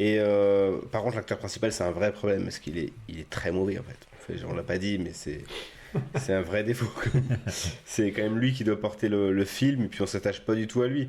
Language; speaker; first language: French; native; French